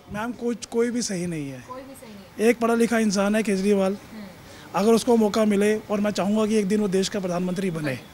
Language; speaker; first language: Hindi; native; Hindi